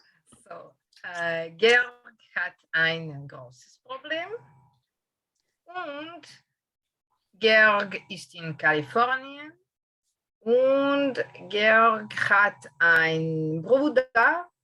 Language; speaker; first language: German; non-native, learner; English